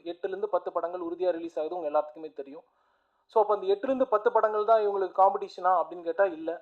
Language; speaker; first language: Tamil; native; Tamil